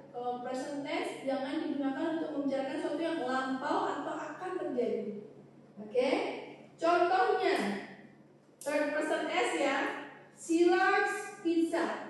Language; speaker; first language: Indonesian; native; Indonesian